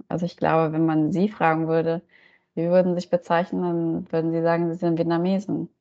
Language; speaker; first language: German; native; German